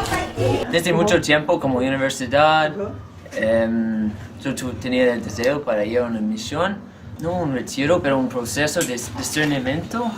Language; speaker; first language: Spanish; non-native, fluent; English